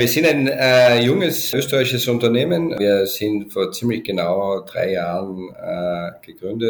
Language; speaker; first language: German; native; German